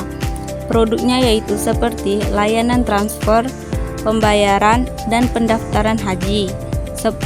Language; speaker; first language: Indonesian; native; Indonesian